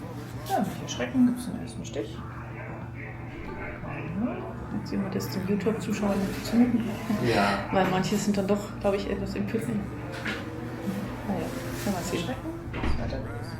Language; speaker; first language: German; native; German